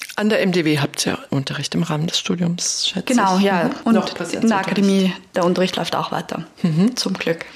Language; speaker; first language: German; native; German